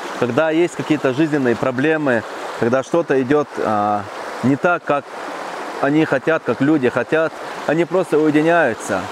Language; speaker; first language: Russian; non-native, local second language; Chechen